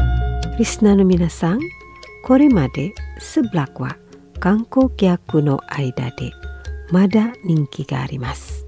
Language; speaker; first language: Japanese; non-native, fluent; Indonesian